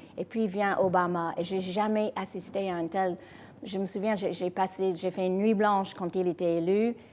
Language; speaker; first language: French; non-native, fluent; English